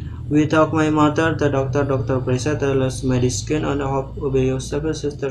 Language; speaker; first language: English; non-native, learner; Indonesian